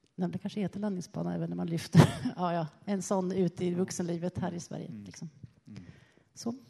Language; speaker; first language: Swedish; native; Swedish